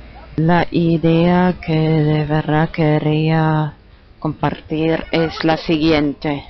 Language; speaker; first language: Spanish; non-native, fluent; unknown